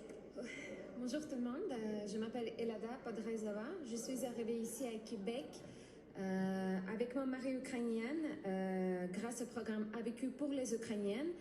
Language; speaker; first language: French; non-native, learner; Ukrainian